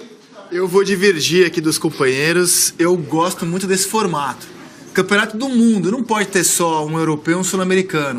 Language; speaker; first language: Portuguese; native; Portuguese